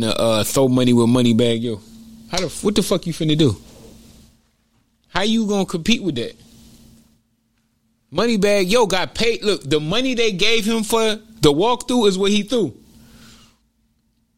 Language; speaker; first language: English; native; English